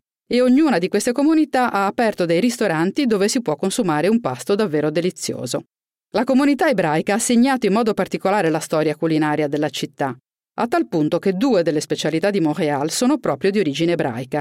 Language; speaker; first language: Italian; native; Italian